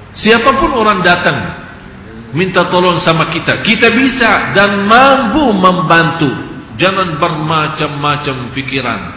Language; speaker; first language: Indonesian; non-native, fluent; Arabic